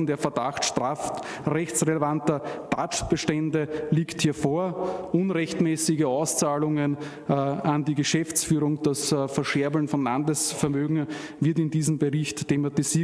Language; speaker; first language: German; native; German